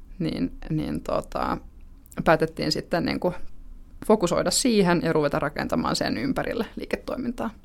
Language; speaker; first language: Finnish; native; Finnish